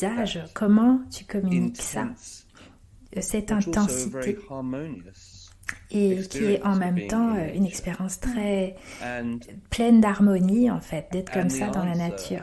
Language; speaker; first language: French; native; French